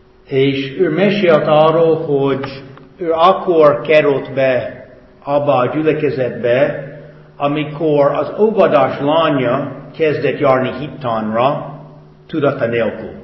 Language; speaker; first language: Hungarian; non-native, fluent; English